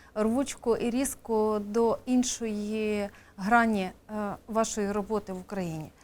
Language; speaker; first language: Ukrainian; native; Ukrainian